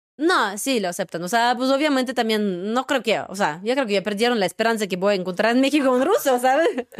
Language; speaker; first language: Spanish; non-native, fluent; Russian